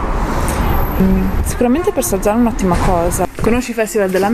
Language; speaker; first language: Italian; native; Italian